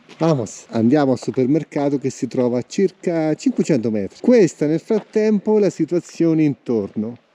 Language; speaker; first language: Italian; native; Italian